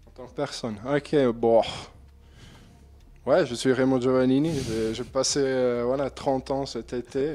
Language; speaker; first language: French; non-native, learner; German